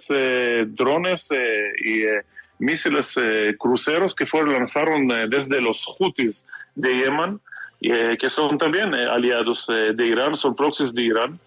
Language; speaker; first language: Spanish; non-native, fluent; Hebrew